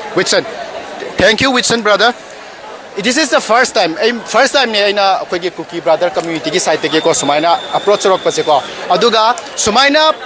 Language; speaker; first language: Manipuri; native; Manipuri